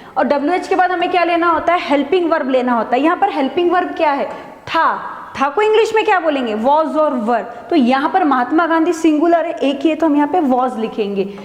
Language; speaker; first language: Hindi; native; Hindi